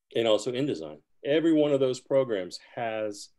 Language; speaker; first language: English; early bilingual, other home language; Spanish